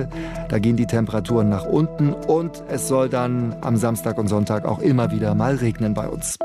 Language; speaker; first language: German; native; German